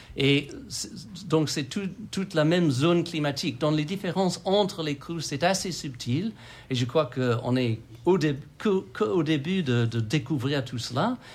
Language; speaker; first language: French; non-native, fluent; English